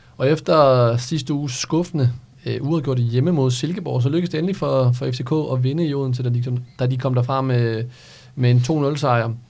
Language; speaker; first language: Danish; early bilingual, other home language; Serbian